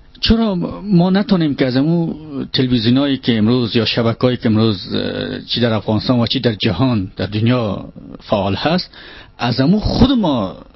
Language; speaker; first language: Persian; native; Persian